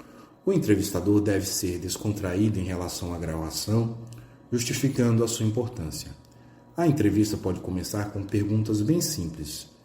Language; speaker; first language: Portuguese; native; Portuguese